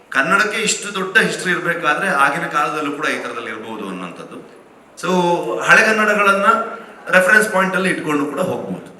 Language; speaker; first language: Kannada; native; Kannada